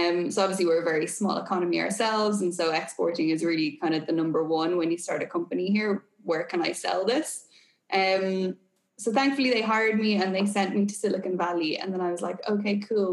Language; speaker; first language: English; native; English